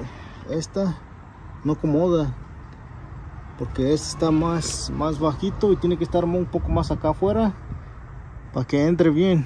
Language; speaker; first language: Spanish; early bilingual, heritage; Spanish